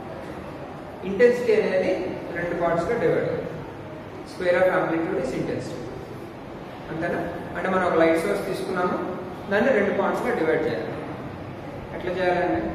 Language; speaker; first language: Telugu; native; Telugu